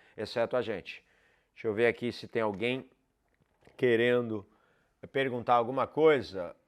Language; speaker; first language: Portuguese; non-native, fluent; English